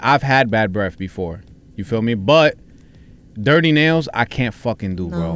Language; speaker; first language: English; early bilingual, other home language; Spanish